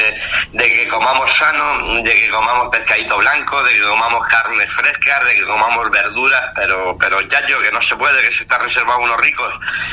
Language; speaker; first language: Spanish; native; Spanish